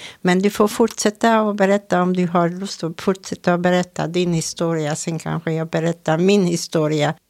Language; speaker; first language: Swedish; non-native, fluent; Hungarian